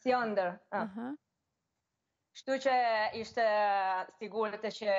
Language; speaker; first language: Albanian; early bilingual, heritage; Albanian